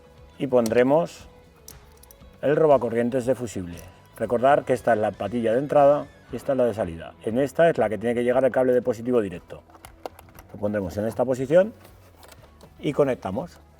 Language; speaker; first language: Spanish; native; Spanish